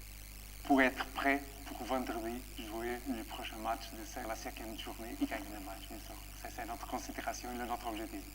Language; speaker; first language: French; non-native, fluent; Portuguese